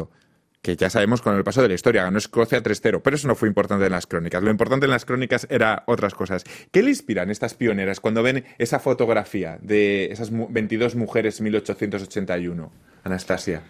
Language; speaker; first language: Spanish; native; Spanish